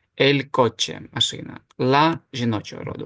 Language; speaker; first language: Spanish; non-native, fluent; Ukrainian